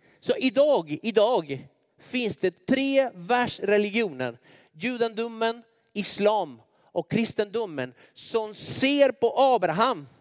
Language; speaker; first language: Swedish; non-native, fluent; Spanish